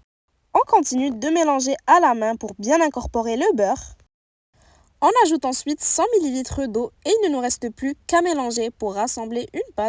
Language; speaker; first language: French; native; French